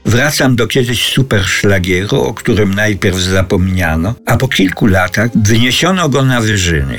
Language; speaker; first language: Polish; native; Polish